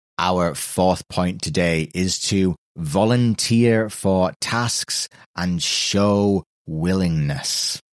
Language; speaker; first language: English; native; English